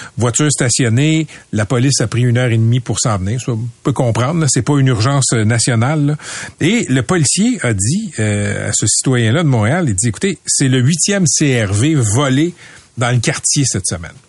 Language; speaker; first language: French; native; French